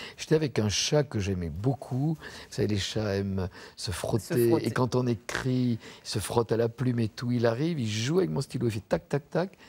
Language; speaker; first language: French; native; French